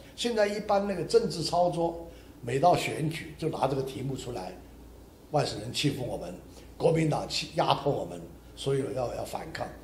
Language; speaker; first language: Chinese; non-native, local second language; Hakka Chinese